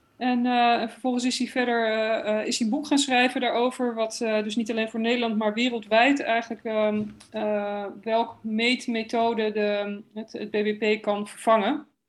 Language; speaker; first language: Dutch; native; Dutch